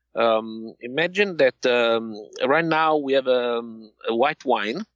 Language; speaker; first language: English; non-native, fluent; Italian